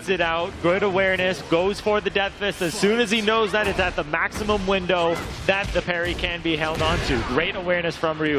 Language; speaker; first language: English; native; English